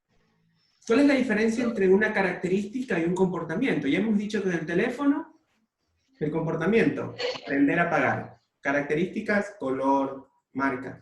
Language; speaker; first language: Spanish; native; Spanish